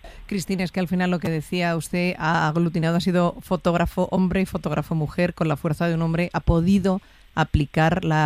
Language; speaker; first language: Spanish; native; Spanish